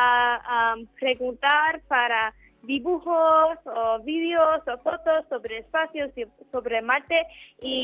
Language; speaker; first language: Spanish; non-native, learner; English